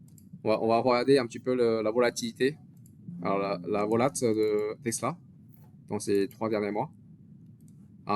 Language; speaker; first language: French; native; French